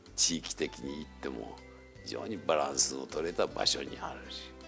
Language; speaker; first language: Japanese; native; Japanese